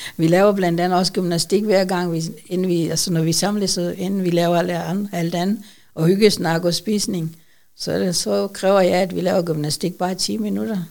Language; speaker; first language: Danish; non-native, fluent; Urdu